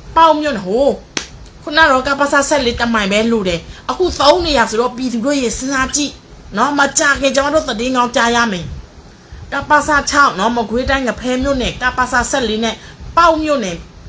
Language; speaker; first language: Burmese; non-native, local second language; S'gaw Karen